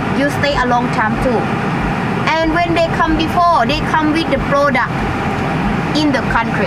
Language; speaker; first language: English; non-native, learner; Thai